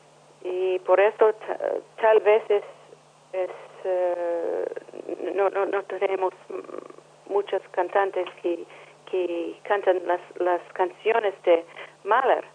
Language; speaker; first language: Spanish; non-native, learner; English